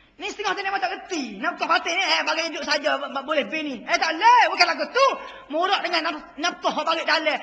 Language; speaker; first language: Malay; native; Malay